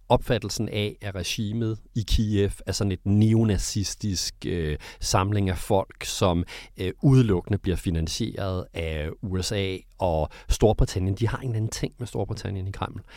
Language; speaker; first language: Danish; native; Danish